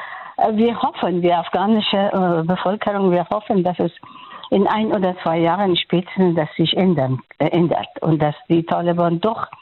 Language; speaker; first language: German; non-native, fluent; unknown